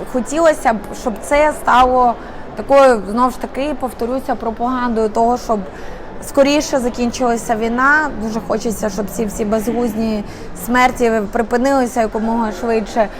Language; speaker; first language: Ukrainian; native; Ukrainian